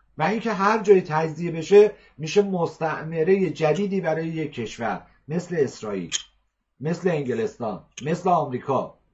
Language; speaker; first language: Persian; native; Persian